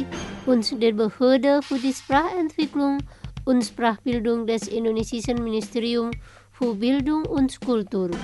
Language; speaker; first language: German; non-native, fluent; Indonesian